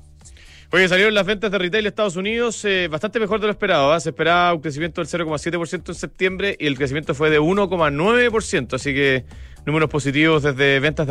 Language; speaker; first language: Spanish; native; Spanish